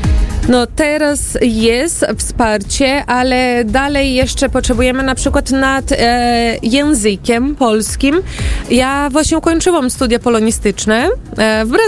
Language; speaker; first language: Polish; early bilingual, heritage; Portuguese